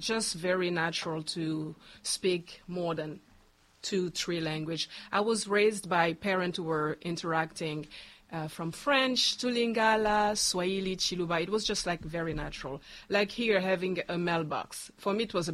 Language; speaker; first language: English; non-native, fluent; Luba-Lulua